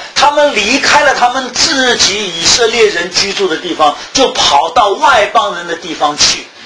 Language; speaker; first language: Chinese; early bilingual, heritage; Chinese